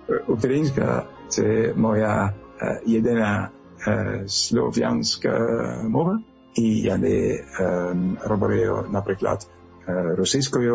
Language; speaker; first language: Ukrainian; non-native, learner; French